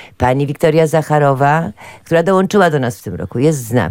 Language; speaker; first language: Polish; native; Polish